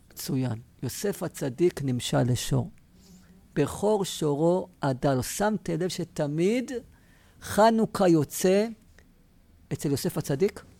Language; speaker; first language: Hebrew; native; Hebrew